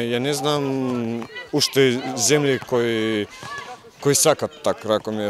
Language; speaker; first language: Macedonian; non-native, learner; Russian